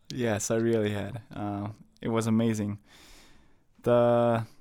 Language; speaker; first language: English; non-native, fluent; German